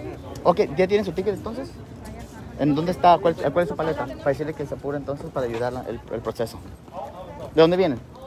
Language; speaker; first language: Spanish; early bilingual, heritage; Spanish